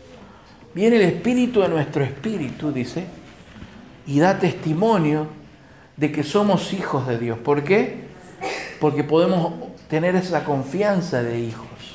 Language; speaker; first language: Spanish; native; Spanish